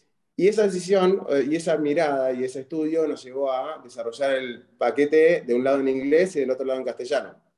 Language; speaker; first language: Spanish; native; Spanish